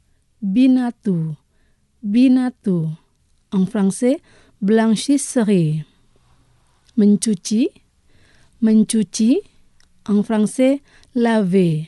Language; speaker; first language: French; non-native, fluent; Indonesian